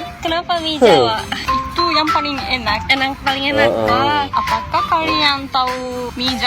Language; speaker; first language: Indonesian; non-native, learner; Japanese